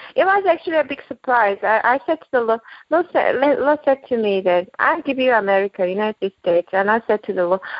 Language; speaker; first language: English; non-native, fluent; Korean